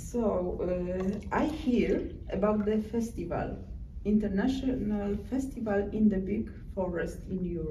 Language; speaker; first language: English; non-native, learner; Polish